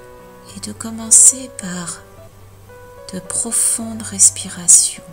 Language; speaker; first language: French; native; French